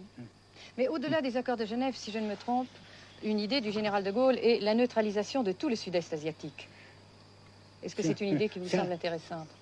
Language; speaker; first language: French; native; French